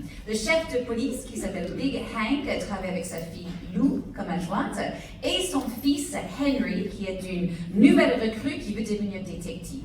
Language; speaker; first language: French; native; French